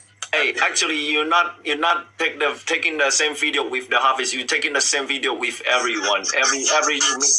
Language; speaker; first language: English; non-native, learner; Chinese